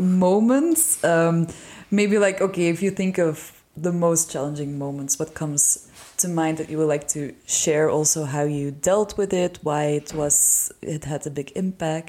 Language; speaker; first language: English; non-native, fluent; Dutch